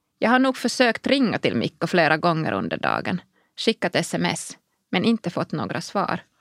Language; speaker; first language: Swedish; non-native, local second language; Finnish